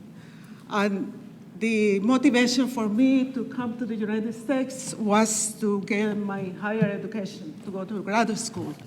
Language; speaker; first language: English; non-native, fluent; Spanish